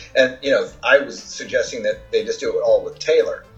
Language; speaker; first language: English; native; English